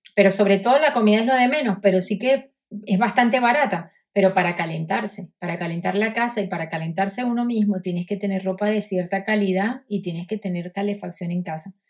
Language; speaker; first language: Spanish; native; Spanish